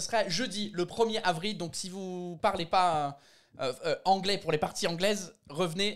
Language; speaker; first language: French; non-native, fluent; English